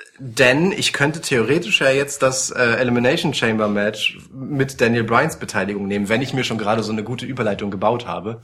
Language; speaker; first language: German; early bilingual, other home language; Polish